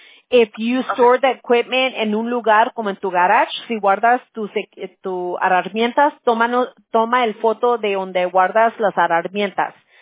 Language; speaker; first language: Spanish; early bilingual, heritage; Spanish